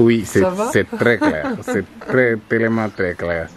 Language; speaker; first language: French; non-native, learner; English